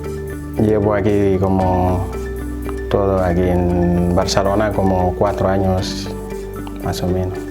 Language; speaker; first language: Spanish; non-native, learner; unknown